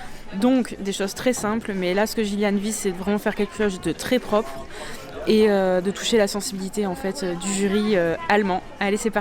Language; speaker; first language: French; native; French